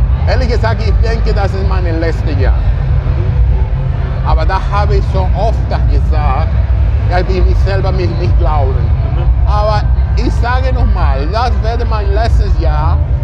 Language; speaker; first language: German; non-native, fluent; Italian